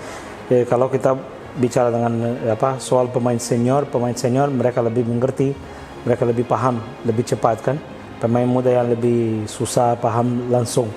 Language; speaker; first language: Indonesian; non-native, fluent; Portuguese